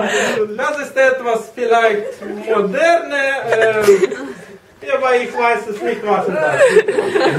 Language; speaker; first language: German; non-native, learner; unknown